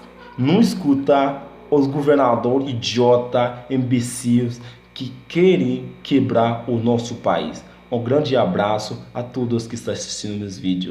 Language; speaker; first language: Portuguese; non-native, learner; Haitian Creole